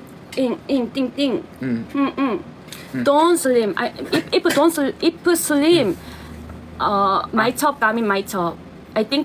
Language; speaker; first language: English; non-native, learner; Korean